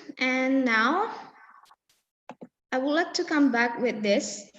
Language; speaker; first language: English; non-native, fluent; Indonesian